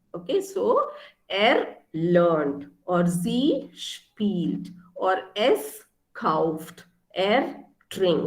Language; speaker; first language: German; non-native, fluent; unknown